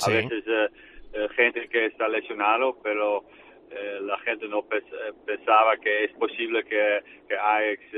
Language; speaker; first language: Spanish; non-native, fluent; Dutch